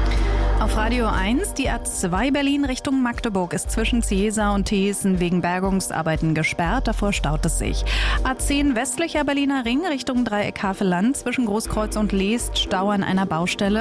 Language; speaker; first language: German; native; German